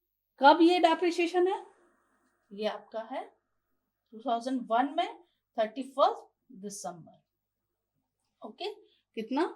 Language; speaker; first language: Hindi; native; Hindi